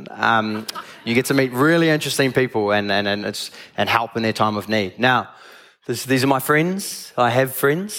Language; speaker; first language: English; native; English